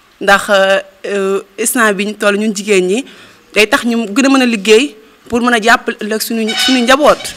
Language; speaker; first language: Wolof; native; Wolof